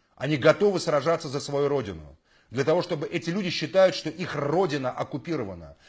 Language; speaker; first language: Russian; native; Russian